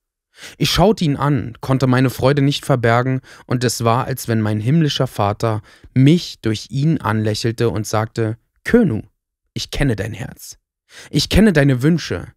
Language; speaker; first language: German; native; German